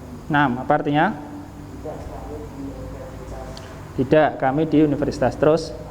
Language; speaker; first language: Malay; non-native, local second language; Javanese